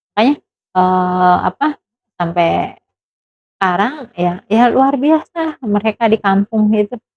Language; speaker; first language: Indonesian; non-native, local second language; Sundanese